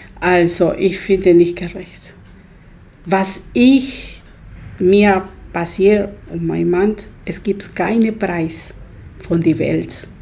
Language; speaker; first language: German; non-native, learner; Spanish